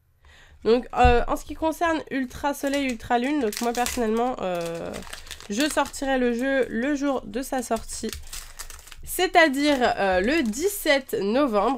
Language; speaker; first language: French; native; French